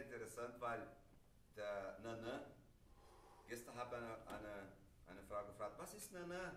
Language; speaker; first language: German; non-native, learner; Portuguese